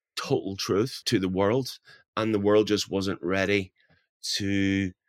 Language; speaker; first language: English; native; English